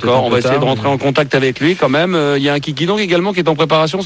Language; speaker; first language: French; native; French